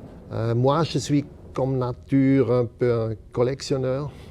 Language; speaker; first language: French; non-native, fluent; German